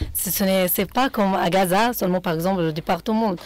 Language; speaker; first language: French; non-native, fluent; Arabic